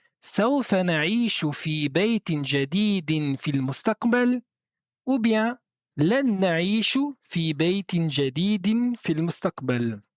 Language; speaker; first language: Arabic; non-native, fluent; French